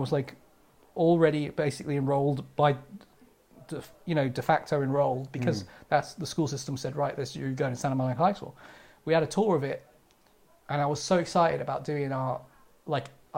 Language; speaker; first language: English; native; English